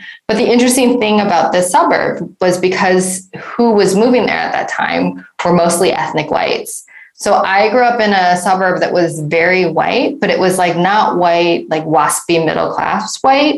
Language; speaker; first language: English; native; English